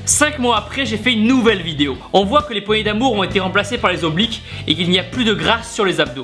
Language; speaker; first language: French; native; French